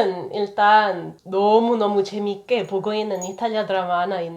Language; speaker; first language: Korean; non-native, fluent; Italian